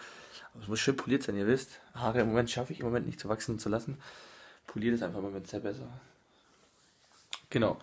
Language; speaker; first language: German; non-native, fluent; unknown